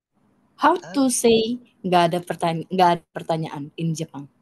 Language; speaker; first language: Indonesian; non-native, learner; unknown